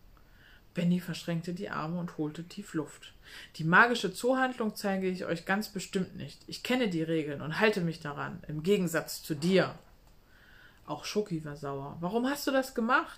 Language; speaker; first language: German; native; German